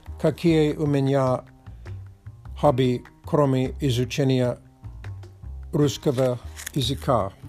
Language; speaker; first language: Russian; non-native, learner; English